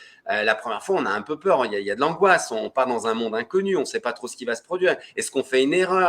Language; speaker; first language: French; native; French